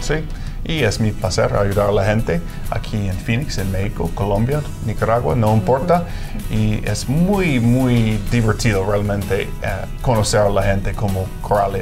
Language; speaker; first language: Spanish; non-native, fluent; English